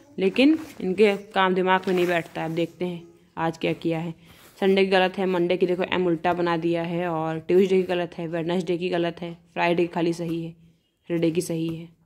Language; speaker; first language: Hindi; native; Hindi